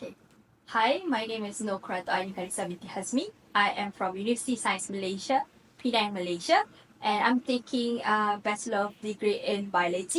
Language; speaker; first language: English; non-native, local second language; Malay